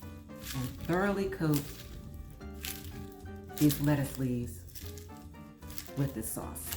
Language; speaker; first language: English; native; English